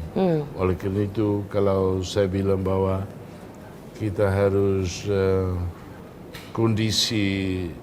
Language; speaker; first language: Indonesian; non-native, fluent; Tetum